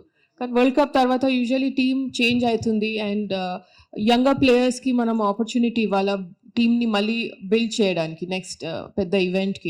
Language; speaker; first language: Telugu; non-native, local second language; Tamil